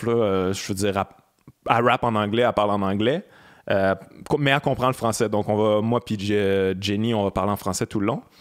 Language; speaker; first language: French; native; French